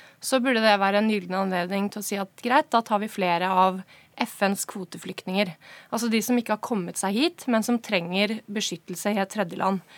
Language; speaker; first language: Norwegian; native; Norwegian